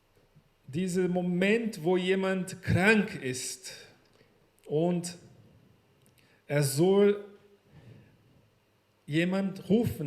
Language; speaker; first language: German; non-native, learner; Portuguese